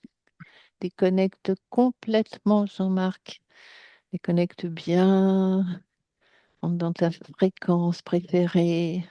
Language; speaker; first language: French; native; French